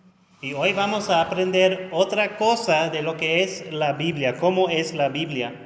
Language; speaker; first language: Spanish; non-native, fluent; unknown